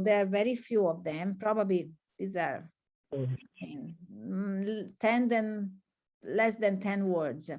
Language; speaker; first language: English; non-native, fluent; Italian